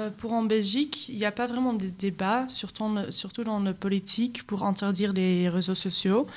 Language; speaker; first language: French; non-native, local second language; Dutch